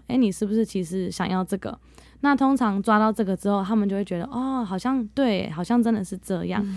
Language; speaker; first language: Chinese; early bilingual, heritage; Chinese